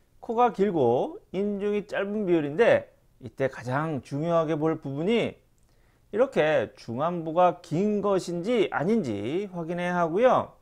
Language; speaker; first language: Korean; native; Korean